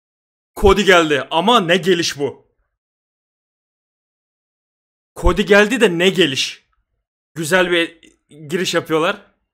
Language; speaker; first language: Turkish; native; Turkish